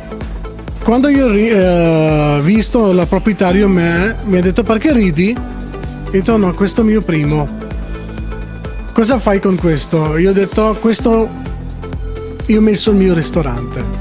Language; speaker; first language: Italian; non-native, learner; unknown